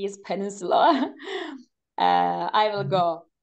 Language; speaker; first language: English; non-native, learner; Turkish